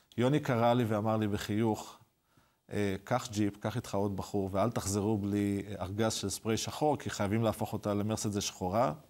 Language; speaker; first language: Hebrew; native; Hebrew